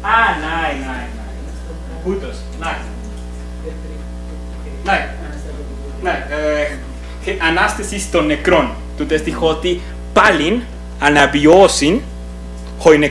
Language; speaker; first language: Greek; non-native, fluent; Spanish